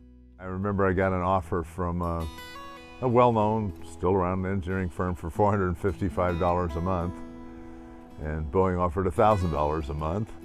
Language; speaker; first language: English; native; English